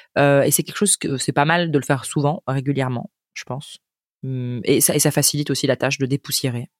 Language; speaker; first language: French; native; French